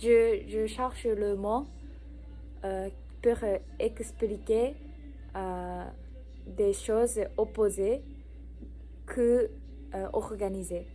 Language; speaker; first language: French; non-native, learner; Japanese